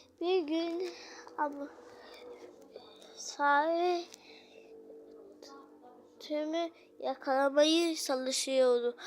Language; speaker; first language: Turkish; early bilingual, other home language; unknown